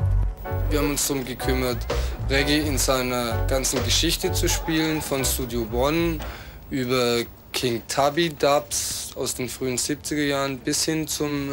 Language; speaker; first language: German; native; German